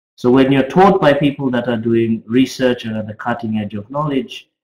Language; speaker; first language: English; native; English